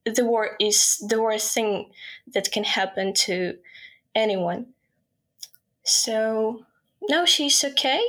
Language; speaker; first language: English; non-native, fluent; Ukrainian